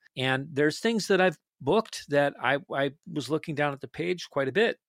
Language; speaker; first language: English; native; English